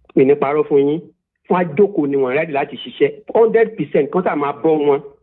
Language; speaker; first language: Yoruba; native; Yoruba